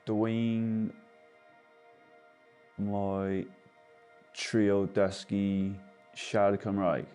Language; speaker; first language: Welsh; non-native, learner; English